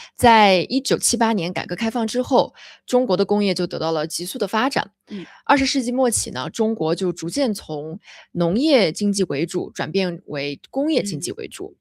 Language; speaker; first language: Chinese; native; Chinese